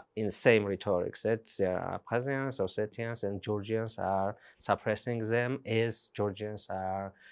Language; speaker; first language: English; non-native, fluent; Georgian